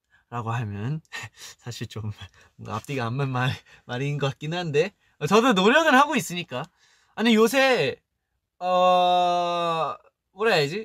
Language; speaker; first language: Korean; early bilingual, heritage; Korean